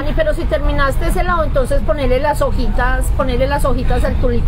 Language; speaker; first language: Spanish; native; Spanish